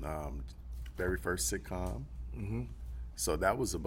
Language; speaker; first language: English; native; English